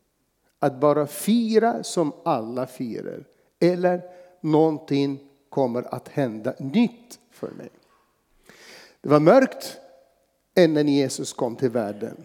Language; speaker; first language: Swedish; non-native, fluent; Arabic